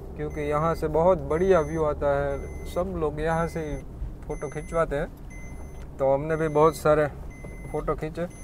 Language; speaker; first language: Hindi; non-native, local second language; Gujarati